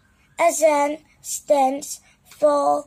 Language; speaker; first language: English; non-native, learner; Vietnamese